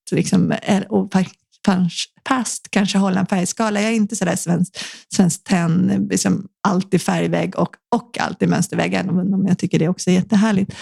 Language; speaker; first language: Swedish; native; Swedish